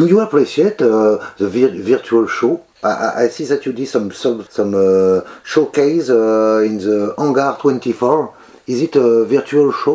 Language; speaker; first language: English; non-native, learner; French